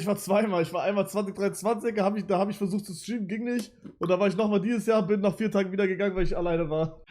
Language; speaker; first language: German; native; German